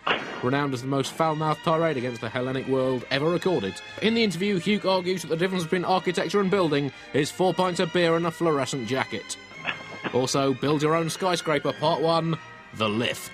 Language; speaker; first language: English; native; English